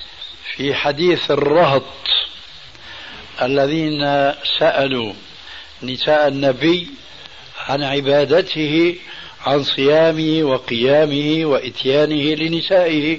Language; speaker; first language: Arabic; early bilingual, other home language; Albanian